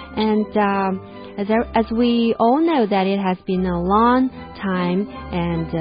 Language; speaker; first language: English; non-native, fluent; Chinese